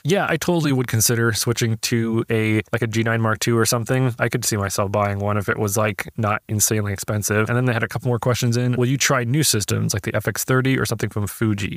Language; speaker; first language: English; native; English